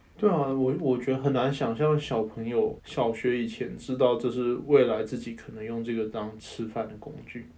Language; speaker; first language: Chinese; non-native, local second language; Min Nan Chinese